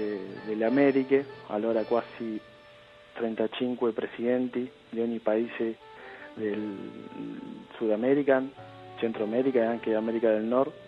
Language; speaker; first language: Italian; early bilingual, heritage; Spanish